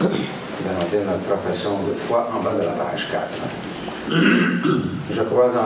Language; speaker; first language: French; native; French